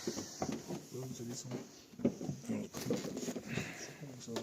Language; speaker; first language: French; native; French